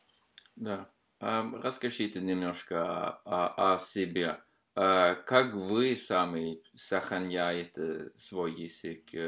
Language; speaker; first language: Russian; non-native, fluent; Norwegian